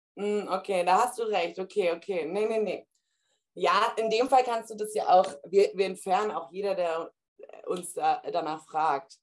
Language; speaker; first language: German; early bilingual, heritage; German